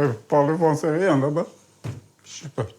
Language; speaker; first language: French; non-native, learner; Turkish